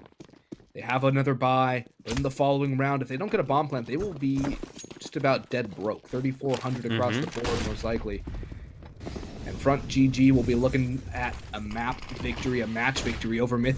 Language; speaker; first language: English; native; English